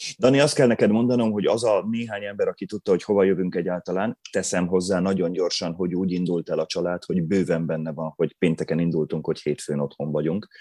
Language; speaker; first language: Hungarian; non-native, local second language; Croatian